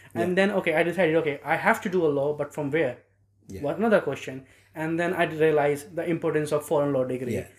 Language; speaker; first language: English; non-native, local second language; Nepali